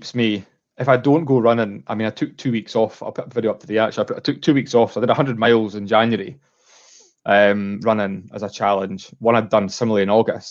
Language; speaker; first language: English; native; English